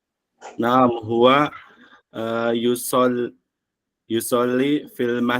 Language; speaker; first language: Arabic; non-native, learner; Indonesian